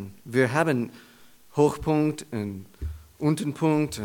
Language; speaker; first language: German; non-native, learner; English